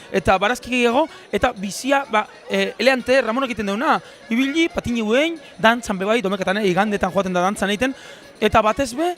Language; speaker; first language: Basque; native; Basque